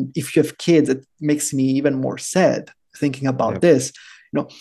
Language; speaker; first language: English; non-native, fluent; Italian